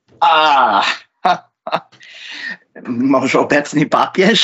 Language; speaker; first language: Polish; non-native, fluent; English